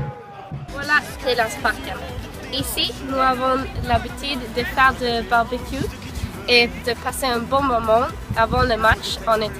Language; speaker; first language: French; non-native, learner; Swedish